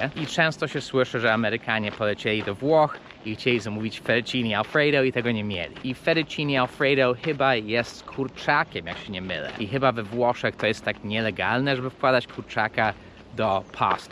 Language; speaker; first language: Polish; early bilingual, heritage; Polish